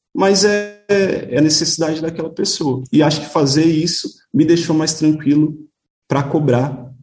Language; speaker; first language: Portuguese; native; Portuguese